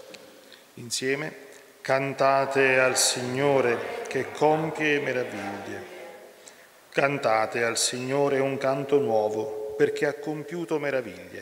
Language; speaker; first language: Italian; native; Italian